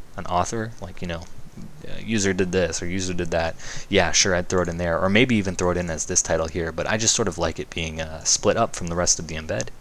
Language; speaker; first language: English; native; English